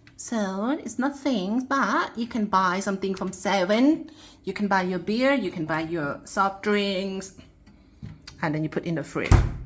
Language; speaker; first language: English; non-native, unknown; Thai